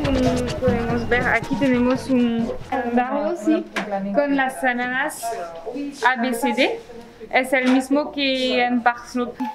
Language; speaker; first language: Spanish; non-native, fluent; French